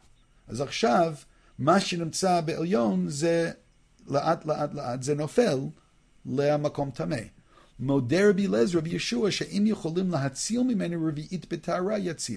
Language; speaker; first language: Hebrew; non-native, fluent; English